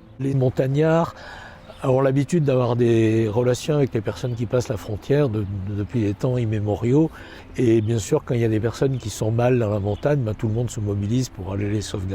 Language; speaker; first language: French; native; French